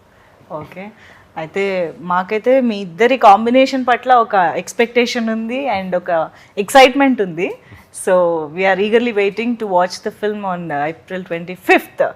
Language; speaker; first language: Telugu; native; Telugu